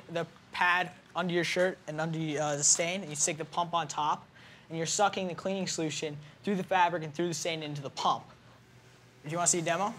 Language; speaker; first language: English; native; English